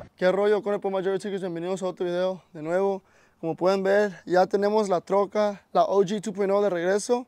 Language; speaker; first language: Spanish; early bilingual, heritage; Spanish